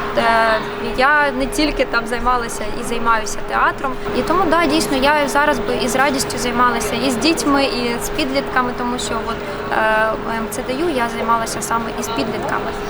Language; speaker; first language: Ukrainian; non-native, local second language; Russian